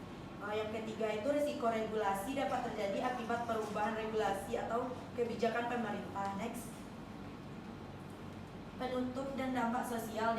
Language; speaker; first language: Indonesian; native; Indonesian